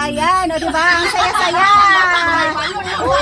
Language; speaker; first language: Filipino; non-native, local second language; Cebuano